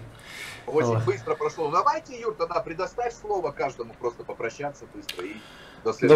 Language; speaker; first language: Russian; native; Russian